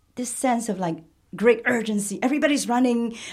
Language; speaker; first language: English; non-native, local second language; Chinese